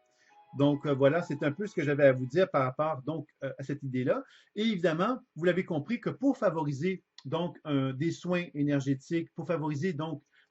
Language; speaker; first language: French; native; French